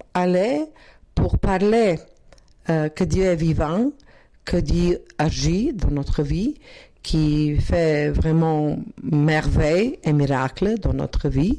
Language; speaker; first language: French; non-native, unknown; Croatian